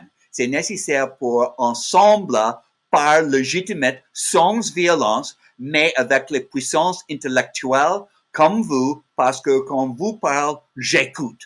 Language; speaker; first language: French; non-native, learner; English